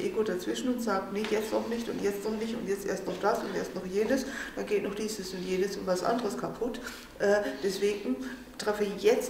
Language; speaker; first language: German; native; German